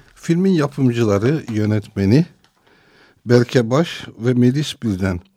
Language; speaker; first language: Turkish; non-native, local second language; Armenian